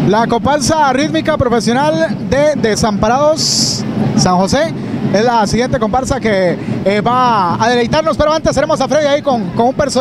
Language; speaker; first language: Spanish; native; Spanish